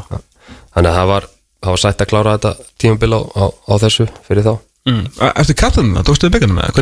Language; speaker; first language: Icelandic; non-native, fluent; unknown